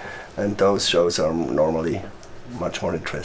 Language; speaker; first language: English; non-native, fluent; Swiss German